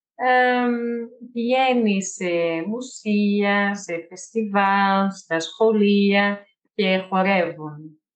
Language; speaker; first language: Greek; non-native, fluent; Portuguese